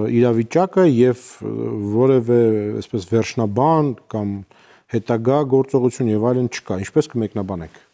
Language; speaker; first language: Armenian; native; Armenian